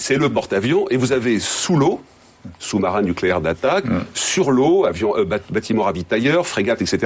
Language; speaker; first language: French; native; French